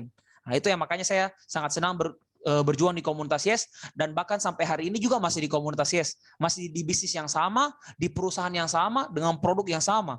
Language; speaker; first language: Indonesian; native; Indonesian